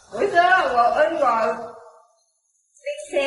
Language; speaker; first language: Chinese; non-native, learner; Vietnamese